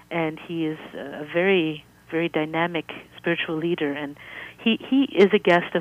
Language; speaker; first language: English; native; English